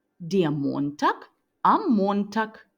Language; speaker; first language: German; non-native, fluent; Ukrainian